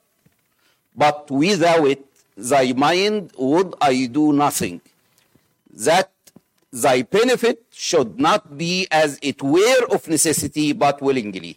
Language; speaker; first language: English; non-native, fluent; Arabic